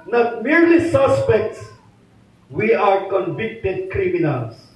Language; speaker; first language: English; non-native, local second language; Filipino